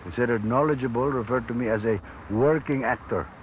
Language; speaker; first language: English; non-native, local second language; Filipino